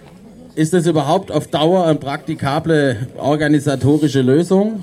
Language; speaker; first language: German; native; German